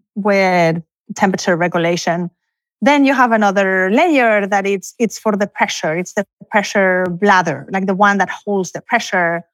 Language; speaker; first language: English; non-native, fluent; Spanish